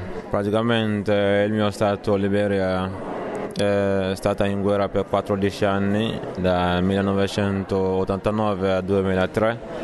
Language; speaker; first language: Italian; non-native, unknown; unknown